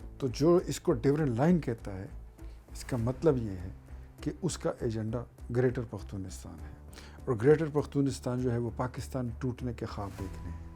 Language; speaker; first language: Urdu; non-native, local second language; Pashto